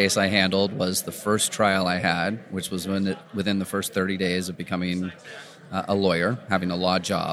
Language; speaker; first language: English; native; English